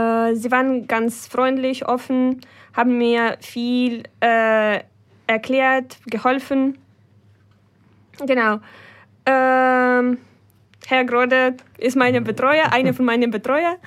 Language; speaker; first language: German; non-native, fluent; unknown